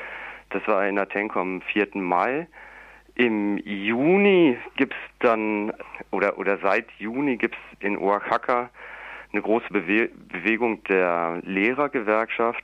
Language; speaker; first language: German; native; German